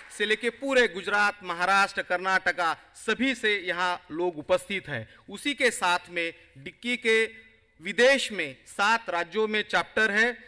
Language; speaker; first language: Hindi; non-native, local second language; Marathi